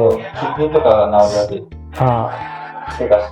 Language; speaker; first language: Japanese; native; Japanese